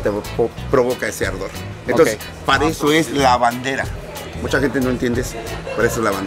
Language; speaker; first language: Spanish; native; Spanish